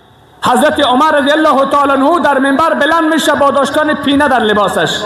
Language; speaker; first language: Persian; native; Persian